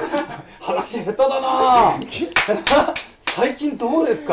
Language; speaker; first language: Japanese; native; Japanese